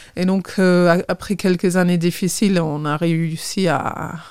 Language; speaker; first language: French; non-native, fluent; English